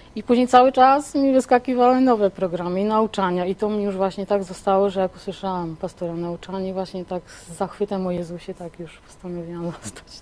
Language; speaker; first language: Polish; native; Polish